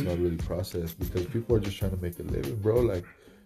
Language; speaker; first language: English; early bilingual, other home language; Spanish